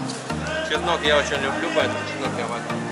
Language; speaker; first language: Russian; native; Russian